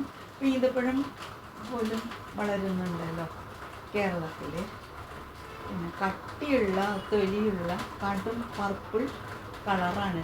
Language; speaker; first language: Malayalam; native; Malayalam